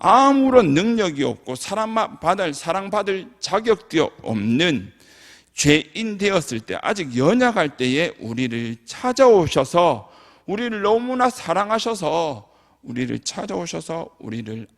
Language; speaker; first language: Korean; native; Korean